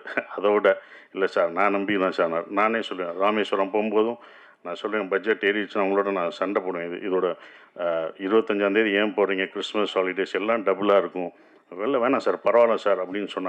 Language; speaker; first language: Tamil; native; Tamil